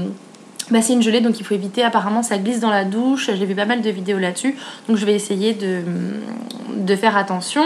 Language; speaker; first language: French; native; French